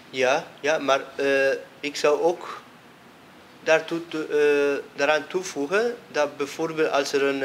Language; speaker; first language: Dutch; non-native, fluent; Spanish